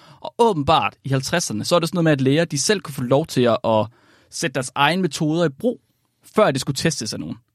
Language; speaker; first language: Danish; native; Danish